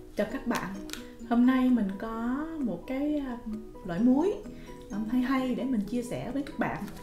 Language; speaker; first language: Vietnamese; early bilingual, heritage; Vietnamese